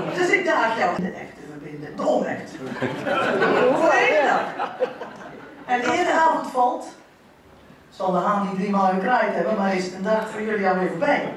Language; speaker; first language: Dutch; native; Dutch